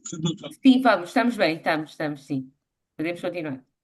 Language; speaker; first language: Portuguese; native; Portuguese